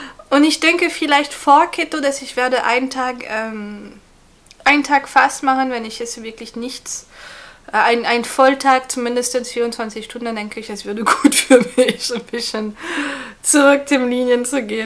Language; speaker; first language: German; non-native, fluent; French